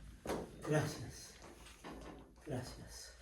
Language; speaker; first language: Spanish; non-native, fluent; English